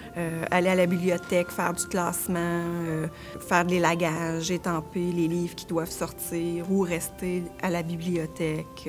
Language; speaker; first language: French; native; French